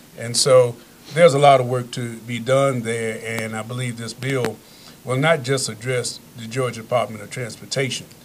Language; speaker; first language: English; native; English